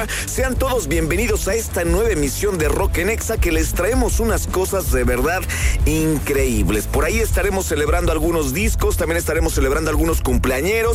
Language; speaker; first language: Spanish; native; Spanish